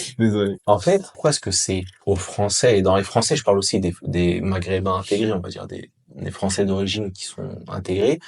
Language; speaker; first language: French; early bilingual, other home language; Arabic